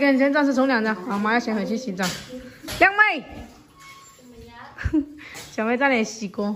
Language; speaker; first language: Chinese; native; Chinese